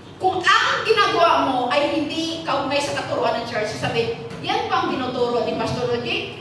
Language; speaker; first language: Filipino; non-native, local second language; Hiligaynon